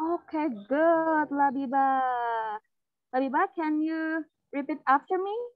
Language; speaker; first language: English; non-native, fluent; Indonesian